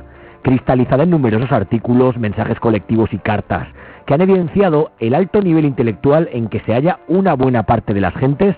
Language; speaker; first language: Spanish; native; Spanish